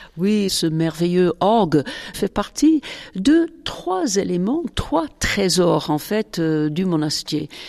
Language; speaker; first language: French; native; French